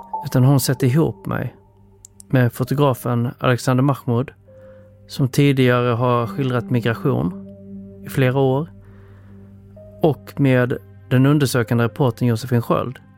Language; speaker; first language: Swedish; early bilingual, other home language; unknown